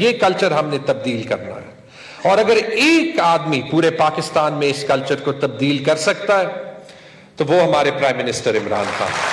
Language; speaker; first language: Urdu; non-native, local second language; Pashto